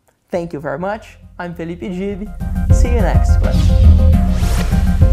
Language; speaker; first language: English; non-native, fluent; Portuguese